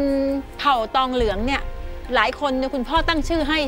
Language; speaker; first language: Thai; native; Thai